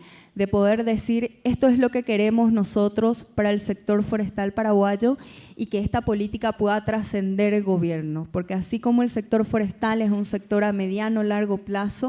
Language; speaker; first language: Spanish; native; Spanish